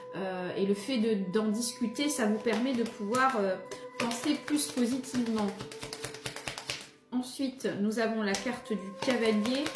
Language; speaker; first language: French; native; French